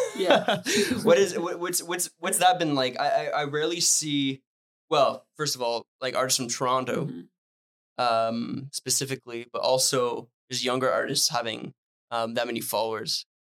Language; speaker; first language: English; non-native, fluent; French